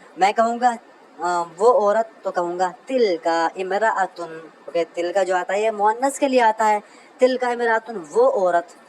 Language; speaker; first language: Urdu; native; Urdu